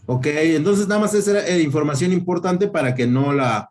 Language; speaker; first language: Spanish; native; Spanish